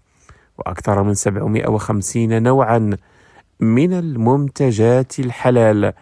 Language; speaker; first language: Arabic; non-native, fluent; Indonesian